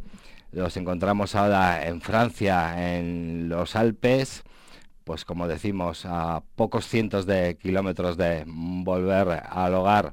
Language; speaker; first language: Spanish; native; Spanish